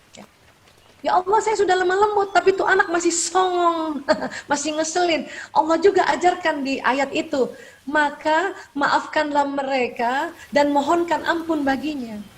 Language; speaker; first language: Indonesian; native; Indonesian